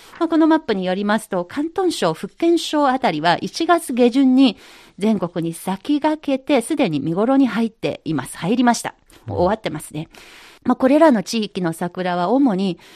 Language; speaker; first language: Japanese; non-native, fluent; Chinese